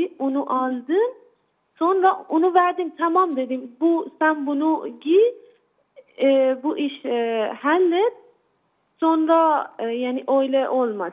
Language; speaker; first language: Turkish; non-native, learner; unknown